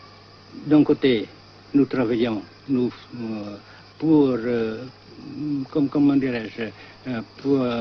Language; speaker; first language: French; non-native, fluent; Vietnamese